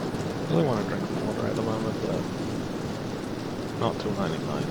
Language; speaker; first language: English; native; English